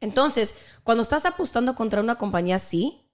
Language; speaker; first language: Spanish; early bilingual, heritage; Spanish